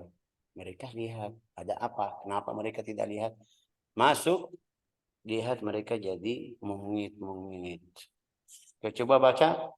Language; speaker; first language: Indonesian; non-native, fluent; Arabic